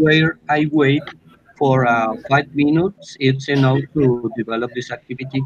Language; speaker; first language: English; non-native, learner; Spanish